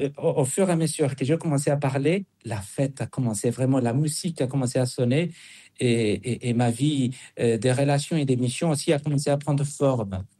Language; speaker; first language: French; non-native, fluent; Spanish